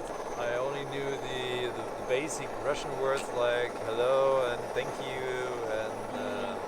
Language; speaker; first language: English; non-native, fluent; German